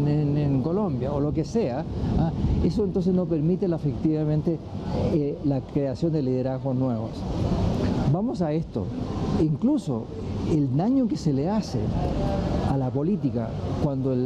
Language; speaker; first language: Spanish; native; Spanish